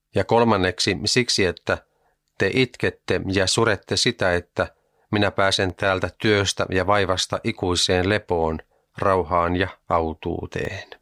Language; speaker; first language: Finnish; native; Finnish